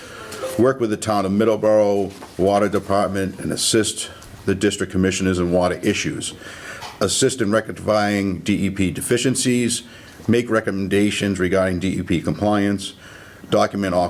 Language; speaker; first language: English; native; English